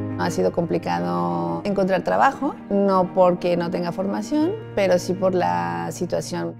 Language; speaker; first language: Spanish; native; Spanish